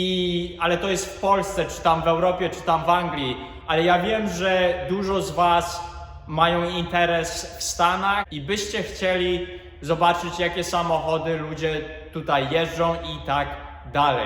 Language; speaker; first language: Polish; early bilingual, heritage; Polish